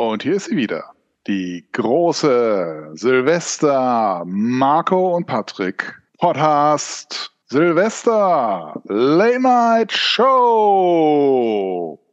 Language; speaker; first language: German; native; German